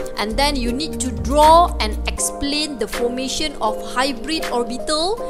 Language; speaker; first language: English; non-native, local second language; Malay